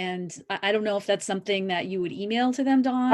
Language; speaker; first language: English; native; English